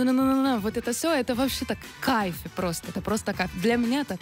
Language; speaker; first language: Russian; non-native, learner; Portuguese